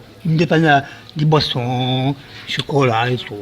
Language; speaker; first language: French; non-native, local second language; Arabic